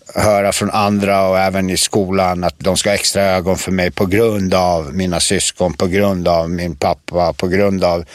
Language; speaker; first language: Swedish; early bilingual, other home language; Bosnian